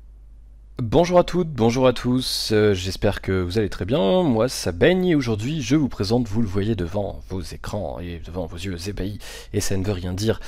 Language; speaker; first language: French; native; French